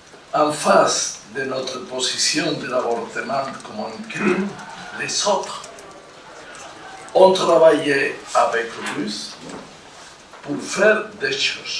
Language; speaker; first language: French; non-native, fluent; Spanish